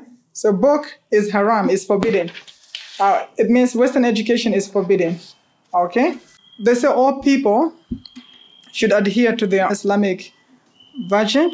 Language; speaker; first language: English; non-native, local second language; Hausa